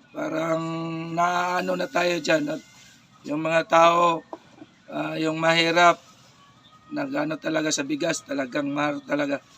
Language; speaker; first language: Filipino; non-native, local second language; Cebuano